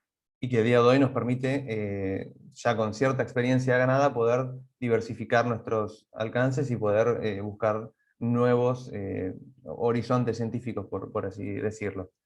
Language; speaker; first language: Spanish; native; Spanish